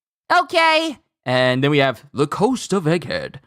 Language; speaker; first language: English; native; English